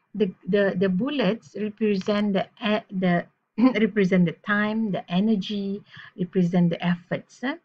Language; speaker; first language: English; non-native, local second language; Malay